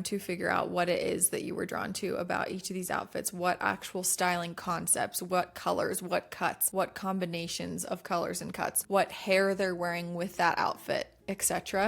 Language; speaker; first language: English; native; English